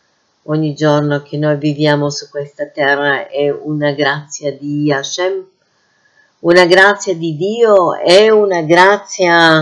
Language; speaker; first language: Italian; non-native, fluent; English